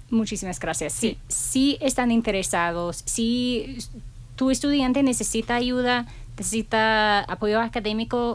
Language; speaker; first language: Spanish; non-native, fluent; English